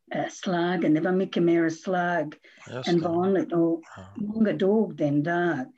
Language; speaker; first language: Swedish; non-native, fluent; English